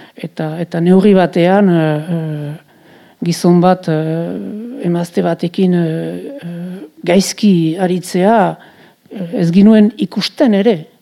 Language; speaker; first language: Basque; native; Basque